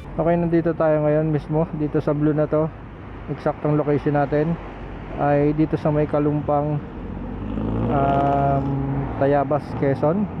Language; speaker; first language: Filipino; native; Filipino